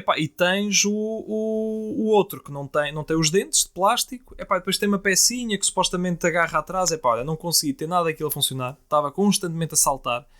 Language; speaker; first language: Portuguese; native; Portuguese